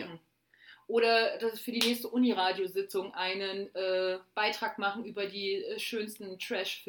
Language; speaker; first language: German; native; German